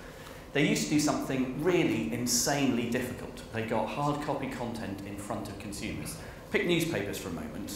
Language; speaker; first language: English; native; English